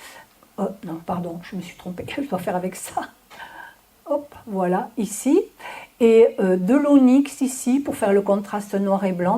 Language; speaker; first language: French; native; French